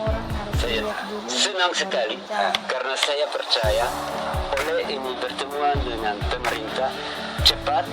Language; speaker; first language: Indonesian; non-native, learner; French